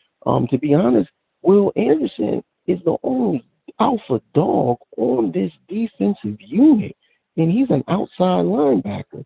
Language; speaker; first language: English; native; English